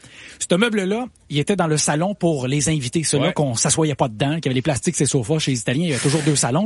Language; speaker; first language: French; native; French